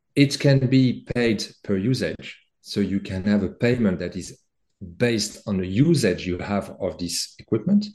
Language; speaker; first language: English; non-native, fluent; French